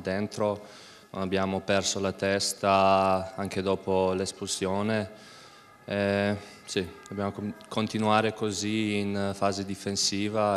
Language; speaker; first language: Italian; non-native, learner; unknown